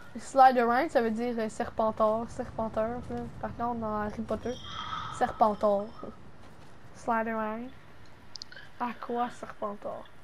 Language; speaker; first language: French; native; French